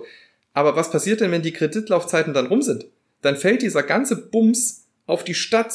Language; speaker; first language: German; native; German